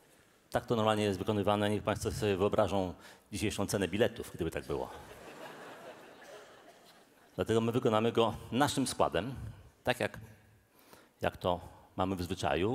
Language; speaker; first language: Polish; native; Polish